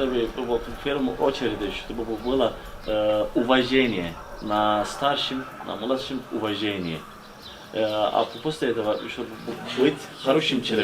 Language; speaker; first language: Russian; non-native, fluent; Turkish